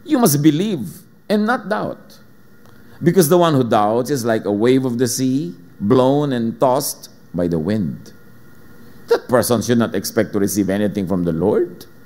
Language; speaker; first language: English; non-native, local second language; Filipino